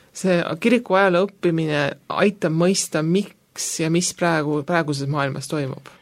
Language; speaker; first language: Estonian; native; Estonian